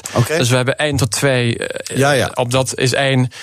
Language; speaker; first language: Dutch; non-native, learner; English